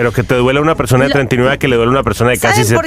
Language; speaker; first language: Spanish; native; Spanish